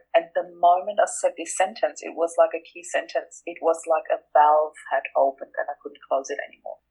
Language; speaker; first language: English; non-native, fluent; German